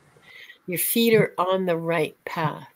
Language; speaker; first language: English; native; English